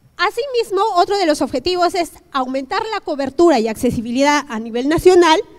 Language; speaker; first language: Spanish; native; Spanish